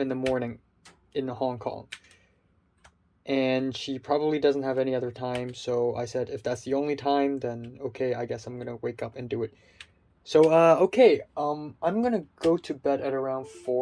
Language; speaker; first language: English; non-native, local second language; Cantonese